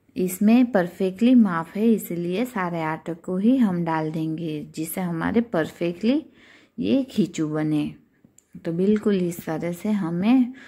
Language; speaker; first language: Hindi; non-native, local second language; Gujarati